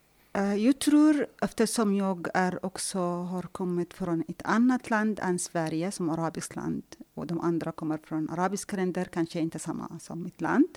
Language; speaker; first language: Swedish; non-native, fluent; Arabic